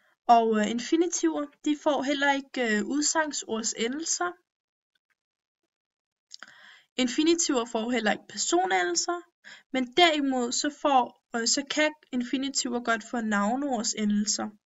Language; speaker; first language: Danish; early bilingual, other home language; Turkish